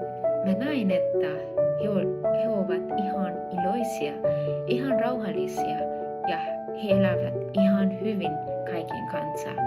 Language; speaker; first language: Finnish; non-native, learner; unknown